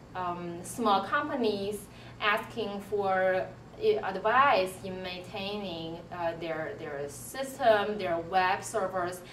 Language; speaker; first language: English; non-native, fluent; Chinese